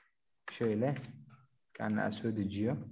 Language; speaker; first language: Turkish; non-native, fluent; Somali